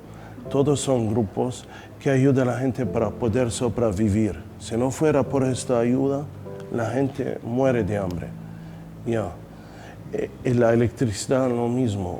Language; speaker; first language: Spanish; non-native, fluent; Arabic